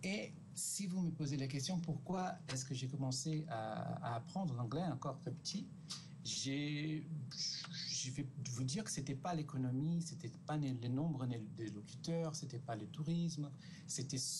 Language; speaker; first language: French; non-native, fluent; Portuguese